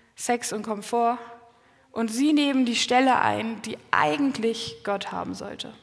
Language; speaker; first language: German; native; German